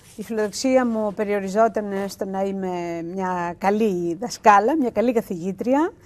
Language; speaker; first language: Greek; native; Greek